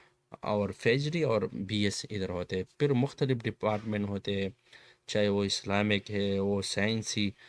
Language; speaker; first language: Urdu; non-native, local second language; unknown